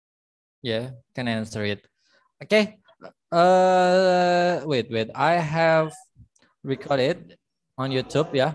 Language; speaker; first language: English; non-native, fluent; Indonesian